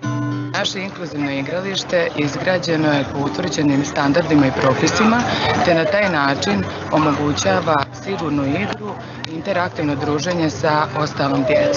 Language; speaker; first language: Bosnian; native; Bosnian